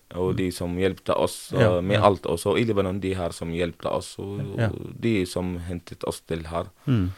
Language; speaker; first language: Norwegian; non-native, fluent; Arabic